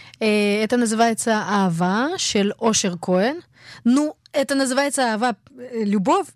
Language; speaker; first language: Russian; early bilingual, heritage; Hebrew